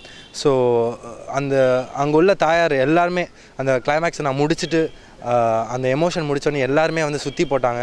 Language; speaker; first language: Tamil; native; Tamil